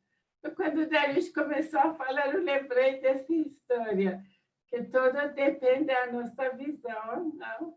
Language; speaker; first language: Portuguese; non-native, fluent; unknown